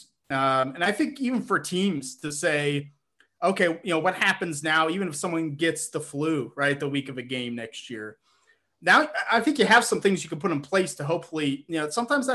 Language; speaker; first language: English; native; English